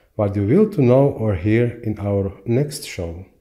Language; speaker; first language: English; non-native, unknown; Slovak